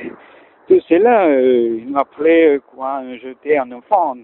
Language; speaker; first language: French; non-native, learner; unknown